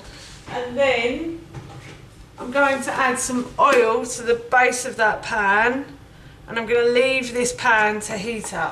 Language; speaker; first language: English; native; English